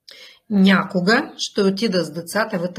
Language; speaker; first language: Bulgarian; non-native, fluent; Russian